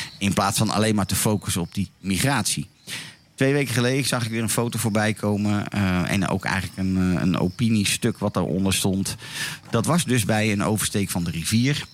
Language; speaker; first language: Dutch; native; Dutch